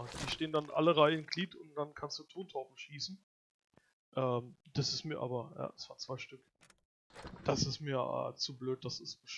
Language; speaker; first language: German; native; German